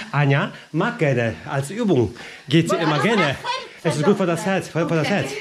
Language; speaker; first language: German; non-native, fluent; Polish